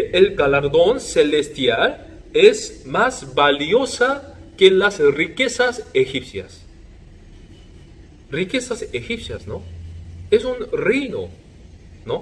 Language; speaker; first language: Spanish; non-native, fluent; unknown